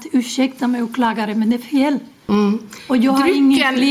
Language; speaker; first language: Swedish; non-native, learner; Spanish